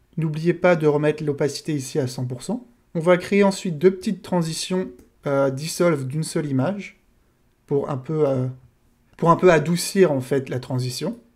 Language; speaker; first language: French; native; French